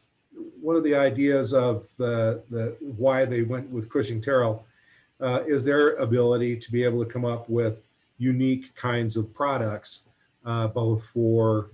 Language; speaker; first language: English; native; English